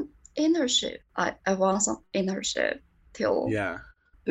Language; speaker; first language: English; non-native, learner; Chinese